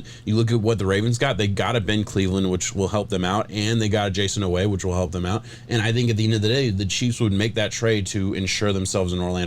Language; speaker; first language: English; native; English